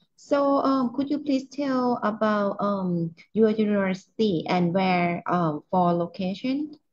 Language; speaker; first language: English; non-native, learner; Thai